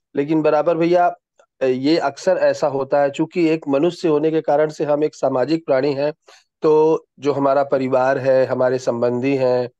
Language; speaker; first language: Hindi; native; Hindi